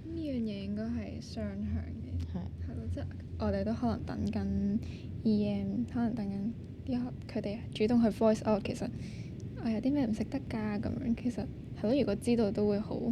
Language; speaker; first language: Cantonese; native; Cantonese